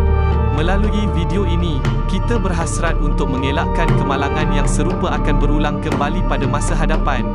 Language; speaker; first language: Malay; native; Malay